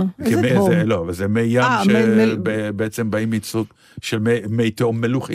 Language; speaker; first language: Hebrew; native; Hebrew